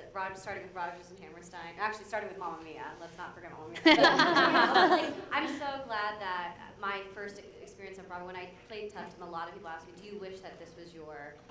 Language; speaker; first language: English; native; English